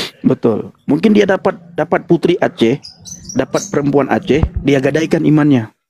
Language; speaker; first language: Indonesian; non-native, local second language; Achinese